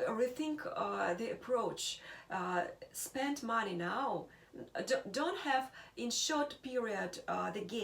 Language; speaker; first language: English; non-native, learner; Russian